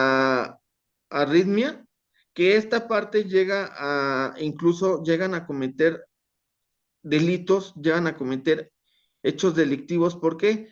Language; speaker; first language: Spanish; native; Spanish